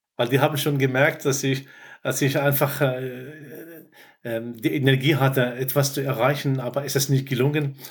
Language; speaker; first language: German; non-native, fluent; Arabic